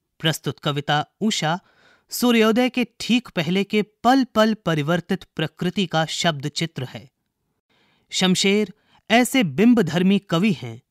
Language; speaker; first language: Hindi; native; Hindi